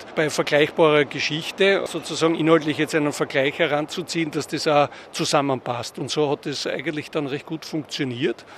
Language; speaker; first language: German; native; German